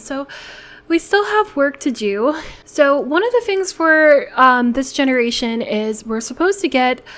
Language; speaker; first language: English; native; English